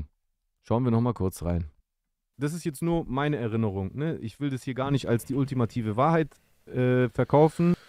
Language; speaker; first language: German; native; German